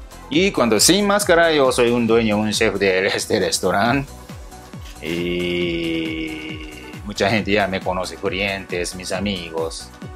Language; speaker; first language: Spanish; non-native, learner; Japanese